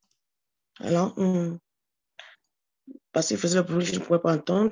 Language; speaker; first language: French; non-native, learner; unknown